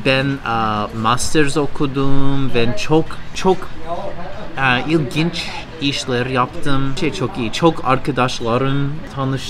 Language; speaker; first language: Turkish; non-native, learner; English